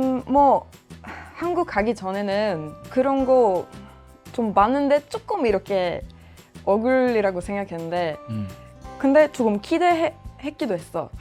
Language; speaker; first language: Korean; non-native, fluent; Swedish